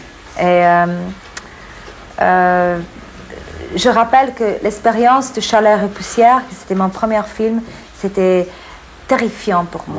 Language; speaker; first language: French; non-native, fluent; English